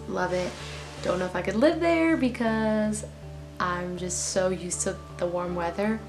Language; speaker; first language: English; native; English